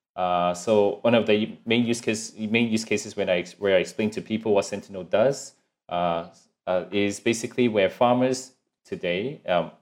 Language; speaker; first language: English; non-native, local second language; Cantonese